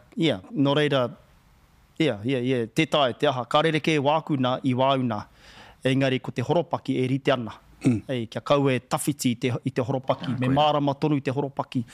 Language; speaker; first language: Māori; non-native, local second language; English